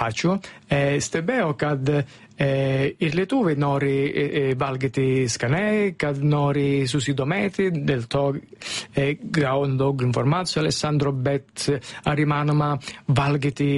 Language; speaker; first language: Lithuanian; non-native, learner; Italian